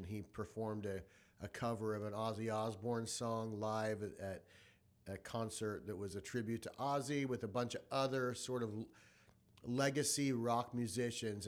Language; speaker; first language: English; native; English